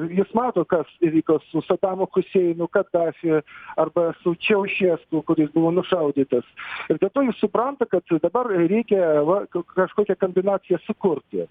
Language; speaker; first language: Lithuanian; non-native, fluent; Russian